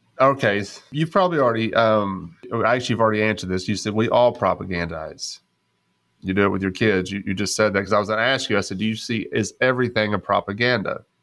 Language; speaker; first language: English; native; English